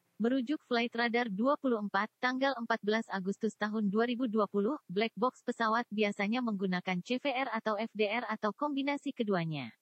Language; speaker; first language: Indonesian; non-native, local second language; Javanese